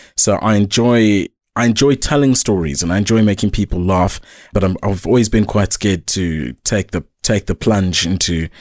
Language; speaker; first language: English; native; English